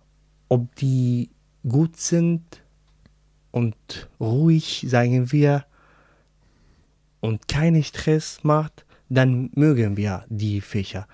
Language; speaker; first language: German; non-native, learner; Arabic